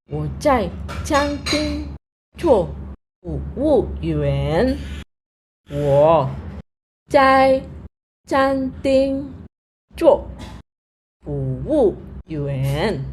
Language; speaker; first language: Chinese; non-native, fluent; Indonesian